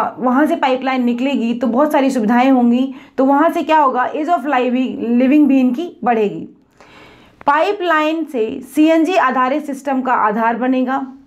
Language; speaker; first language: Hindi; native; Hindi